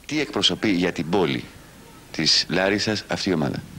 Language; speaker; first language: Greek; native; Greek